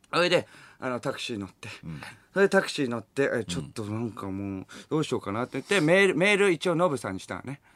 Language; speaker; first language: Japanese; native; Japanese